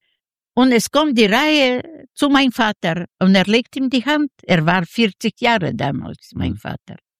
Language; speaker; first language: German; non-native, learner; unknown